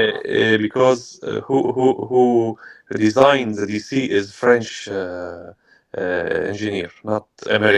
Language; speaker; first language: English; non-native, learner; Arabic